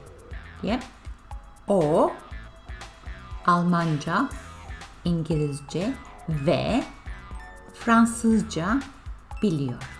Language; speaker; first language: Turkish; non-native, fluent; English